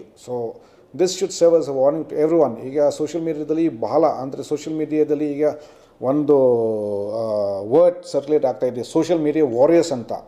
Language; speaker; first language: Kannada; non-native, fluent; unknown